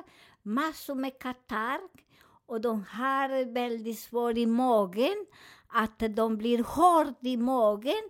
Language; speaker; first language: Swedish; non-native, learner; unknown